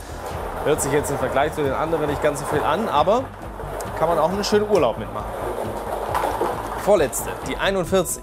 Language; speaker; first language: German; native; German